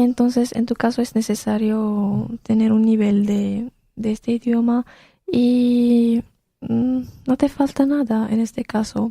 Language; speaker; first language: Spanish; non-native, fluent; Arabic